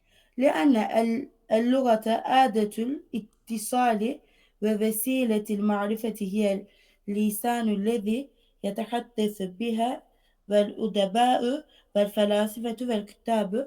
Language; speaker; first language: Arabic; non-native, fluent; Turkish